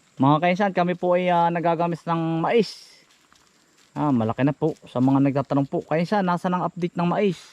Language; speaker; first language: Filipino; native; Filipino